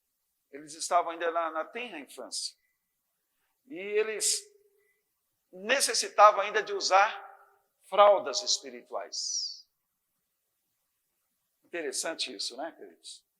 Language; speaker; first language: Portuguese; native; Portuguese